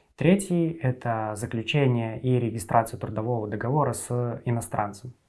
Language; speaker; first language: Russian; native; Russian